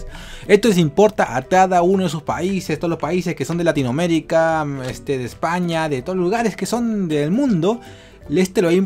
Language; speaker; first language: Spanish; native; Spanish